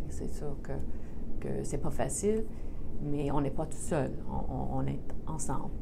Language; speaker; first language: French; non-native, local second language; English